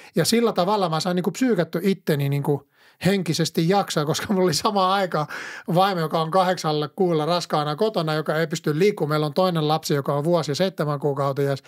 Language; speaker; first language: Finnish; non-native, fluent; Arabic